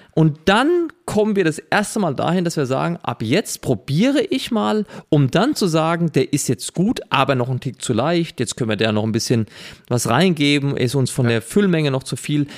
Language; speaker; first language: German; native; German